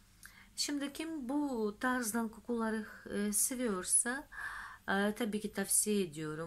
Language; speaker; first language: Turkish; non-native, fluent; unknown